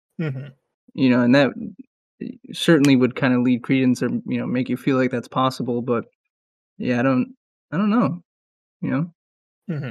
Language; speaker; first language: English; native; English